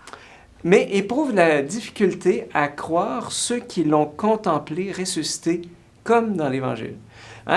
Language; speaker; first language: French; native; French